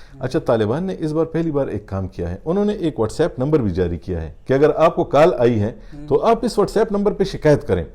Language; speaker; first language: Urdu; non-native, local second language; Pashto